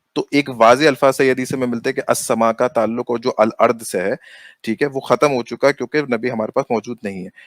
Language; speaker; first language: Urdu; native; Urdu